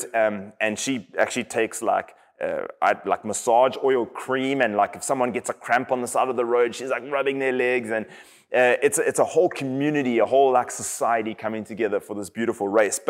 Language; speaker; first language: English; native; English